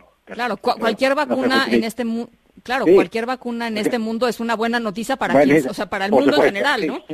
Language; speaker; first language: Spanish; native; Spanish